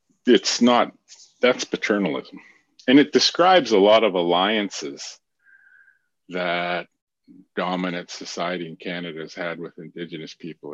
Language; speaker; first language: English; native; English